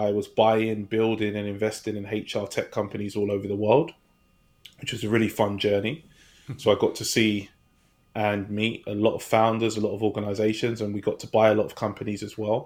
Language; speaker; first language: English; native; English